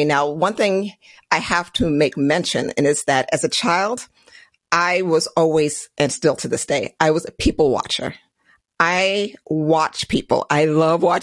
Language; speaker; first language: English; native; English